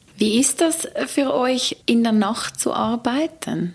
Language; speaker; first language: German; native; German